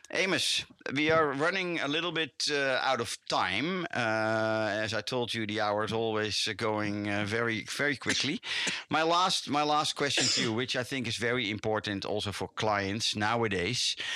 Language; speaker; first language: English; non-native, fluent; Dutch